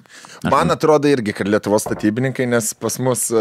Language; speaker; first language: Lithuanian; native; Lithuanian